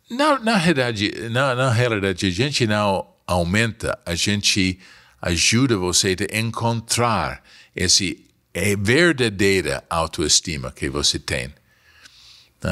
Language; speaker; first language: Portuguese; non-native, fluent; English